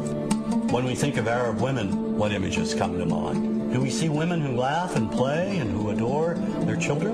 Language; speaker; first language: English; native; English